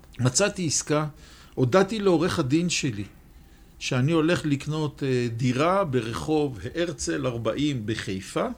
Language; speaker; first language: Hebrew; native; Hebrew